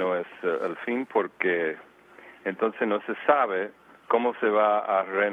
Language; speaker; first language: Spanish; early bilingual, heritage; Spanish